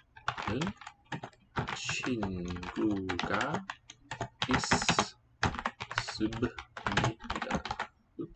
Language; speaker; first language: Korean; non-native, learner; English